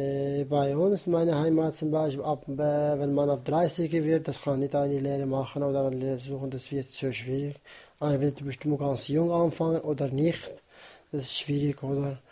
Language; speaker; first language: German; non-native, learner; Kurdish